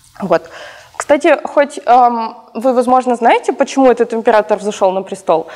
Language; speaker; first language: Russian; native; Russian